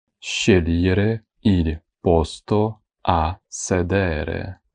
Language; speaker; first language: Italian; non-native, fluent; Ukrainian